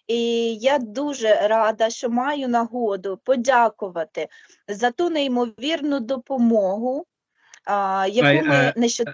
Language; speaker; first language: Ukrainian; non-native, local second language; Russian